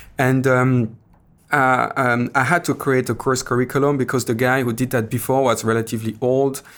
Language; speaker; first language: English; non-native, fluent; French